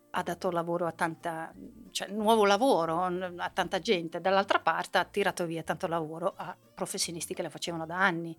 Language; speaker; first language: Italian; non-native, fluent; Dutch